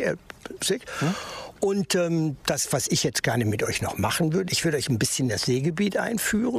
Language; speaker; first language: German; native; German